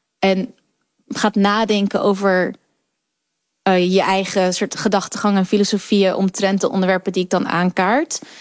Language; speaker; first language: Dutch; early bilingual, other home language; Kurdish